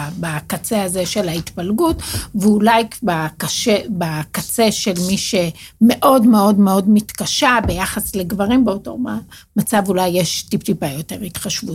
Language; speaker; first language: Hebrew; native; Hebrew